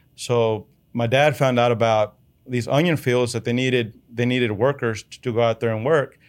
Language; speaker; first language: English; early bilingual, other home language; Spanish